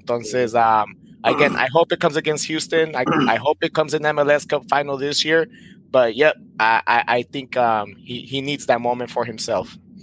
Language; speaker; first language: English; early bilingual, other home language; Spanish